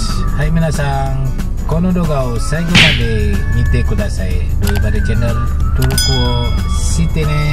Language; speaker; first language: Japanese; non-native, learner; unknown